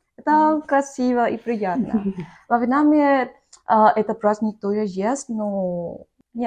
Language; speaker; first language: Russian; non-native, learner; Vietnamese